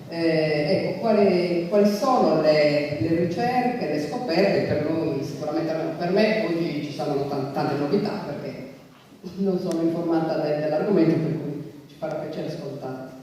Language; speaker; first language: Italian; native; Italian